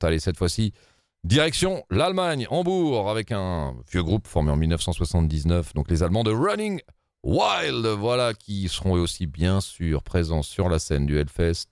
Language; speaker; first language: French; native; French